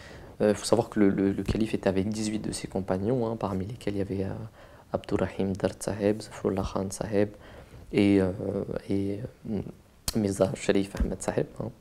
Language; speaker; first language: French; native; French